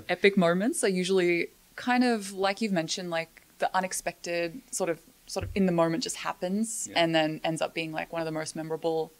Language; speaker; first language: English; native; English